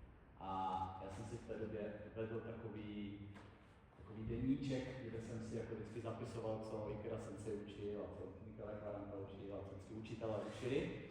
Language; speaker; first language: Czech; native; Czech